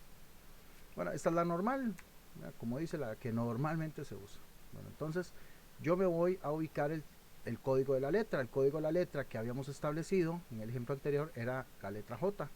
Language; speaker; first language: Spanish; native; Spanish